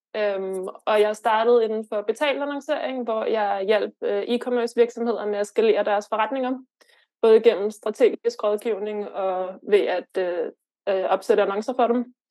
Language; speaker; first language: Danish; early bilingual, other home language; Lithuanian